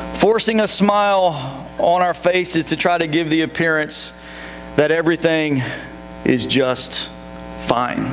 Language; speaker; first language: English; native; English